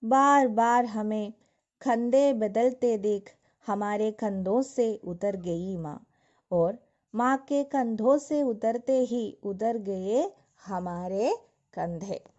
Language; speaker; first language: Hindi; non-native, local second language; Malayalam